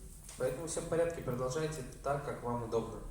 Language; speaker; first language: Russian; native; Russian